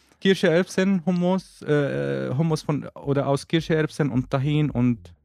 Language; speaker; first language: German; non-native, learner; Arabic